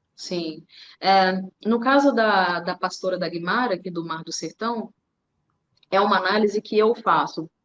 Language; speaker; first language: Portuguese; native; Portuguese